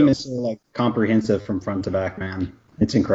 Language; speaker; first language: English; native; English